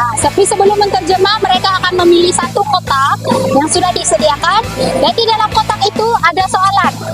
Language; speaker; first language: Malay; non-native, local second language; Central Dusun